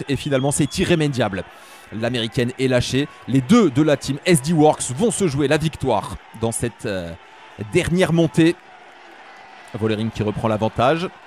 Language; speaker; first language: French; native; French